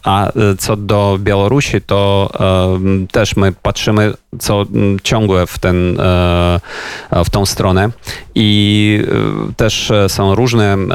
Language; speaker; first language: Polish; non-native, fluent; Ukrainian